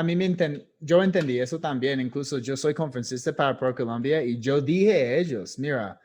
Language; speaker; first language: Spanish; non-native, fluent; English